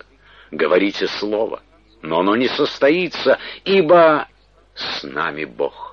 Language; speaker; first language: Russian; native; Russian